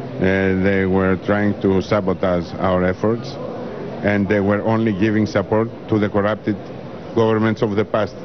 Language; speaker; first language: English; non-native, fluent; Greek